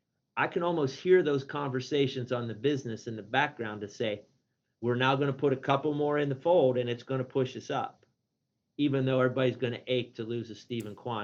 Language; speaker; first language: English; native; English